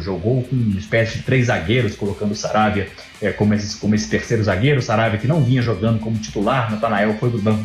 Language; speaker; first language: Portuguese; native; Portuguese